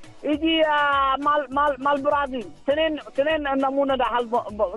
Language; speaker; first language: Arabic; non-native, learner; Bangla